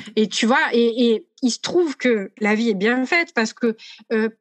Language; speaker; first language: French; native; French